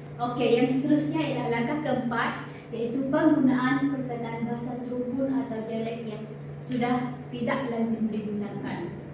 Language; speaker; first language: Malay; non-native, local second language; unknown